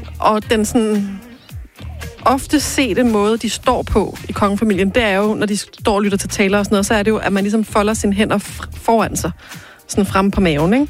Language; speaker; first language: Danish; native; Danish